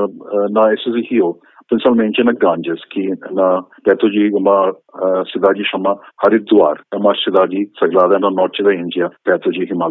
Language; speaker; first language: Portuguese; non-native, fluent; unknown